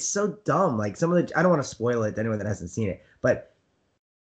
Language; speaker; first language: English; native; English